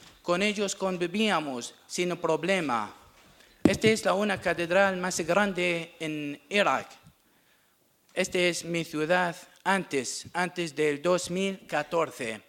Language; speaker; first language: Spanish; non-native, learner; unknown